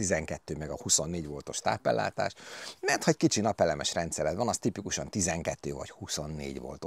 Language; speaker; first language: Hungarian; native; Hungarian